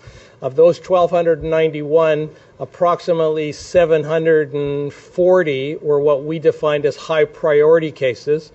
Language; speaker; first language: English; native; English